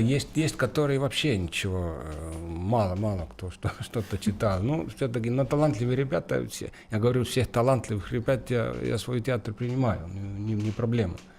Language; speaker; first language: Russian; non-native, fluent; Estonian